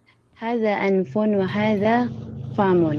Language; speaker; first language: Arabic; non-native, learner; Filipino